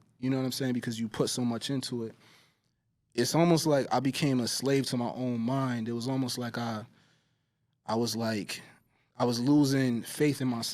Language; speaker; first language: English; native; English